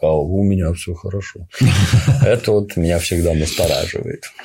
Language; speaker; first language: Russian; native; Russian